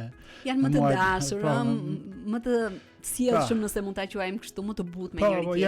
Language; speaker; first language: Albanian; native; Albanian